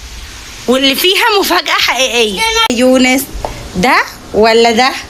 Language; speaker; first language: Arabic; native; Arabic